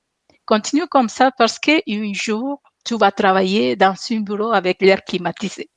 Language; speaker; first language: French; non-native, fluent; Spanish